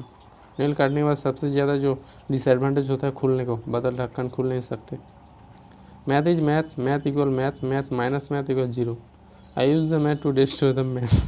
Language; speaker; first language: Hindi; non-native, local second language; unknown